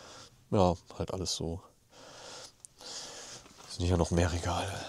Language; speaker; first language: German; native; German